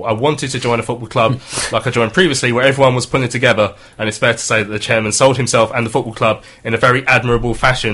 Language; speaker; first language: English; native; English